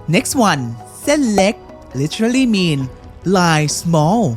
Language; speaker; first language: English; non-native, fluent; Thai